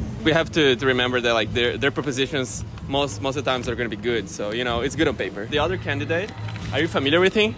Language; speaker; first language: English; non-native, fluent; Portuguese